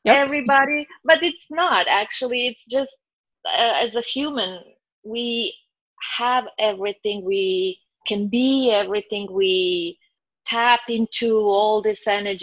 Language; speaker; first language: English; non-native, fluent; Croatian